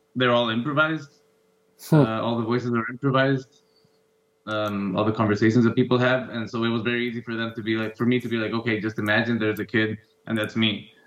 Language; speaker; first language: English; non-native, fluent; Spanish